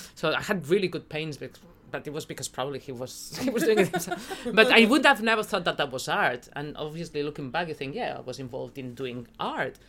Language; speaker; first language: English; non-native, fluent; Spanish